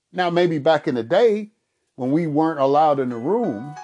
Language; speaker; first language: English; native; English